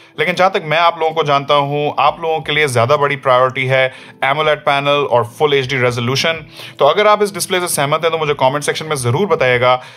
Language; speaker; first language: Urdu; native; Urdu